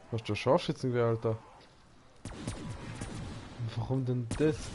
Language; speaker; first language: German; native; German